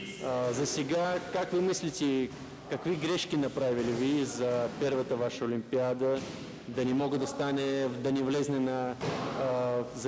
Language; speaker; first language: Bulgarian; non-native, learner; Russian